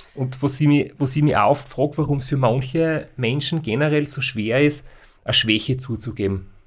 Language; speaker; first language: German; native; German